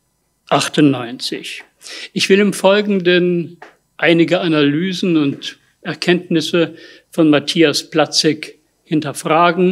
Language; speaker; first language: German; native; German